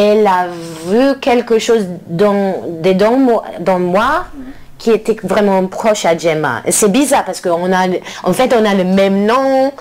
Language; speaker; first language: French; non-native, learner; English